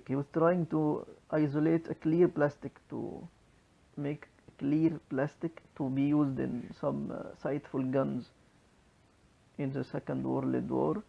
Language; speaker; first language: English; non-native, local second language; Arabic